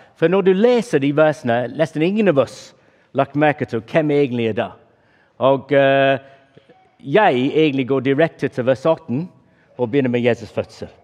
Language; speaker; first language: Norwegian; non-native, fluent; English